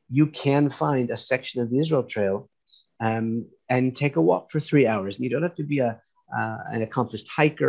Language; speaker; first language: English; native; English